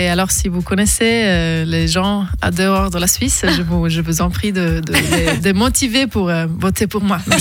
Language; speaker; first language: French; non-native, local second language; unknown